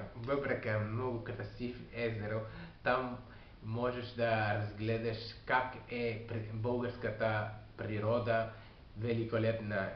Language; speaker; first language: Bulgarian; non-native, learner; French